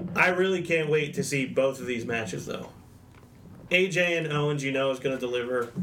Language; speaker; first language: English; native; English